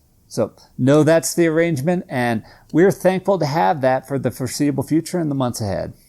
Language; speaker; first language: English; native; English